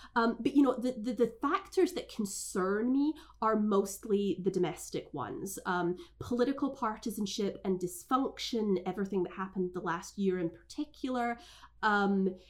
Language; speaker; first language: English; native; English